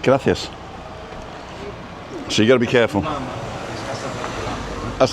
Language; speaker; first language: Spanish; non-native, learner; English